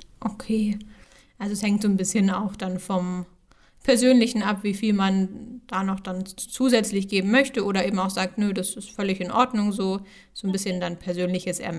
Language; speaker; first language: German; native; German